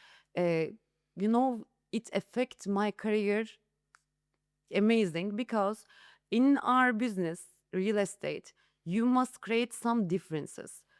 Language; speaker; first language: English; non-native, learner; Turkish